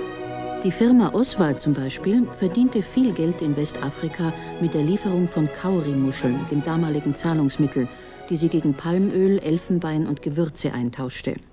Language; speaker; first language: German; native; German